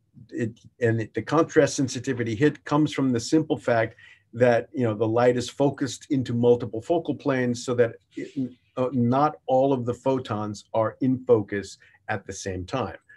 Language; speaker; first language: English; native; English